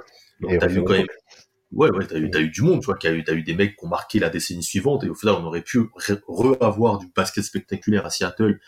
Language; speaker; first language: French; native; French